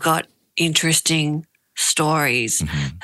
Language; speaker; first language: English; native; English